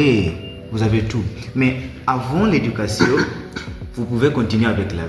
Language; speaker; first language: French; non-native, learner; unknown